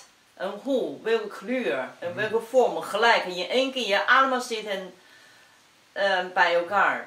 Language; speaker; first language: Dutch; non-native, fluent; Chinese